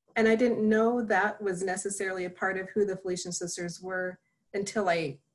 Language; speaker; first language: English; native; English